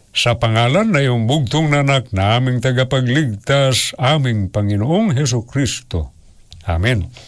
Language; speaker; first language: Filipino; non-native, local second language; Cebuano